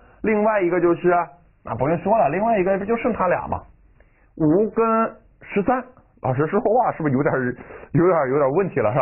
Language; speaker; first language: Chinese; native; Chinese